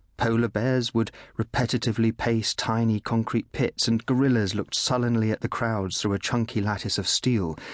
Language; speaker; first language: English; native; English